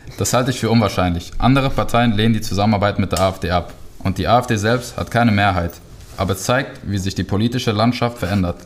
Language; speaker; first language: German; early bilingual, other home language; Spanish